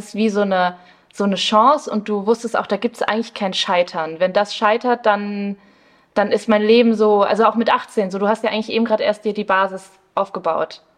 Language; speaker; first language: German; early bilingual, other home language; Spanish